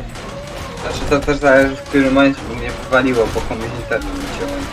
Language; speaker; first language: Polish; native; Polish